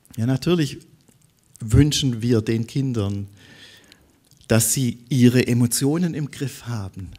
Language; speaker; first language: German; native; German